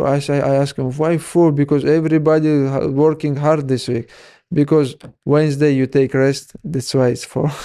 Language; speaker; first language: English; non-native, learner; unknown